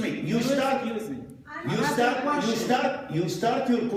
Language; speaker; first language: English; non-native, fluent; Arabic